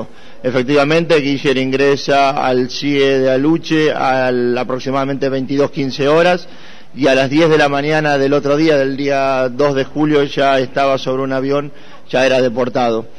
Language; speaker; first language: Spanish; native; Spanish